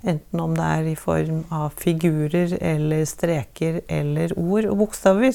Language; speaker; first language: Norwegian; native; Norwegian